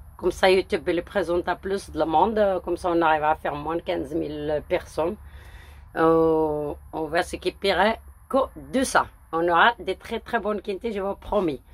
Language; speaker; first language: French; early bilingual, other home language; Arabic